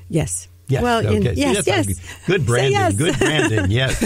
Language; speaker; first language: English; native; English